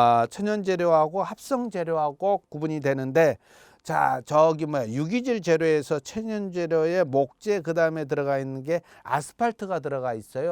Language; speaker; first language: Korean; native; Korean